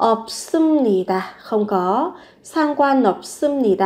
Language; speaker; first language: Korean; non-native, fluent; Vietnamese